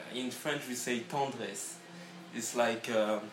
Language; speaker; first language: English; non-native, learner; French